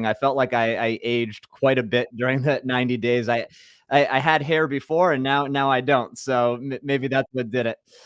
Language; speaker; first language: English; native; English